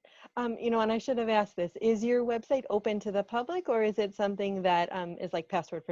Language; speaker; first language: English; native; English